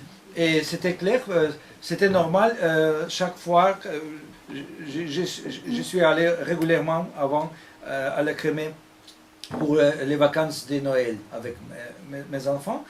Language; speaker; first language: French; non-native, fluent; Russian